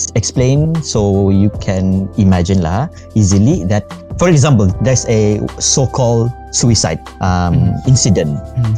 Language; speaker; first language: English; non-native, fluent; Malay